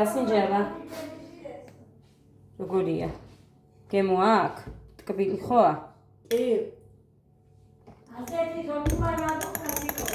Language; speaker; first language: Georgian; native; Georgian